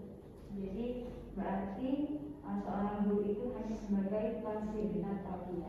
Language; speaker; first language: Indonesian; native; Indonesian